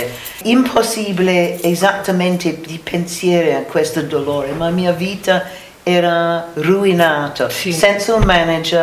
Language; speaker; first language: Italian; non-native, learner; English